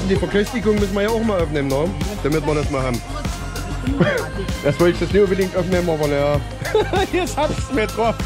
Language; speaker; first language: German; native; German